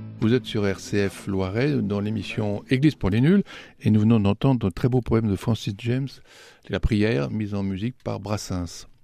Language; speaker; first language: French; native; French